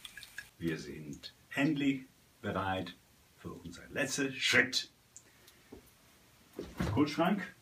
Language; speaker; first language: German; non-native, fluent; Italian